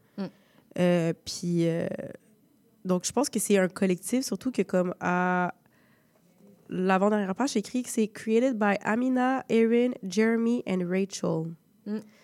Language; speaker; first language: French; early bilingual, other home language; Spanish